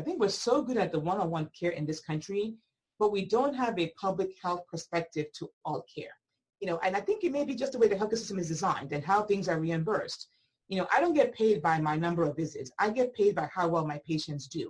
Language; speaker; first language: English; non-native, local second language; Igbo